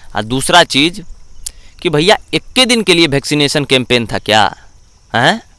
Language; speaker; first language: Hindi; native; Hindi